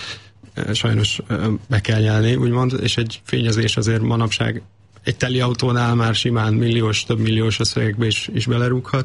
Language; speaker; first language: Hungarian; native; Hungarian